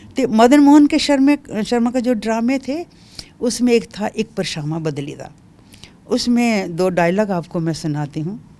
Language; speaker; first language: Hindi; non-native, local second language; Dogri